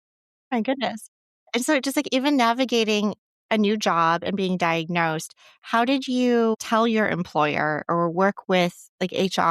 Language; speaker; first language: English; native; English